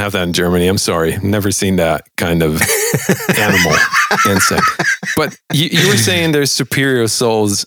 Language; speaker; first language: English; non-native, fluent; German